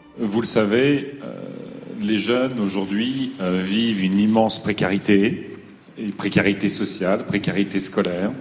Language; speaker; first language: French; native; French